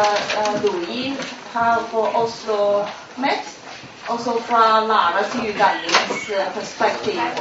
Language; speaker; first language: Norwegian; non-native, fluent; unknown